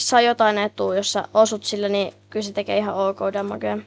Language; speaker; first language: Finnish; native; Finnish